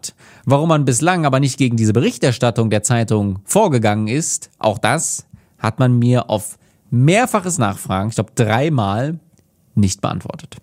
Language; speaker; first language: German; native; German